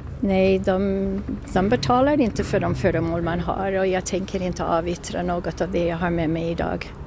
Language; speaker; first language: Swedish; non-native, fluent; English